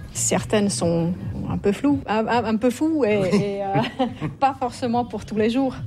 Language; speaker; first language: French; non-native, fluent; Finnish